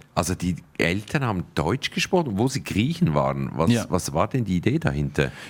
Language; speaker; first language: German; native; German